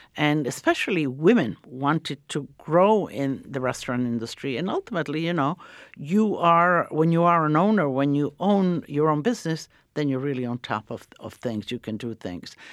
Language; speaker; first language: English; early bilingual, other home language; Croatian